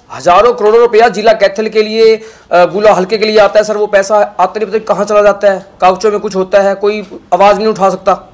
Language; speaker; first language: Hindi; native; Hindi